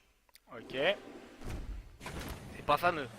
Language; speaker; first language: French; native; French